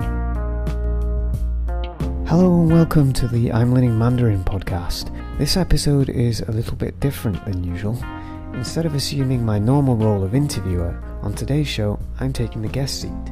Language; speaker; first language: English; native; English